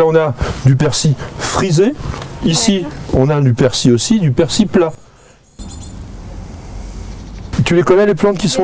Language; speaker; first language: French; native; French